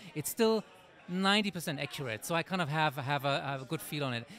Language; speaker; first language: English; native; English